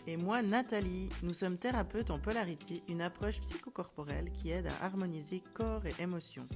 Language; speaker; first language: French; native; French